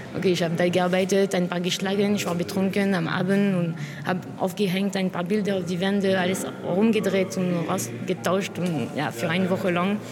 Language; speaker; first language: German; non-native, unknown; French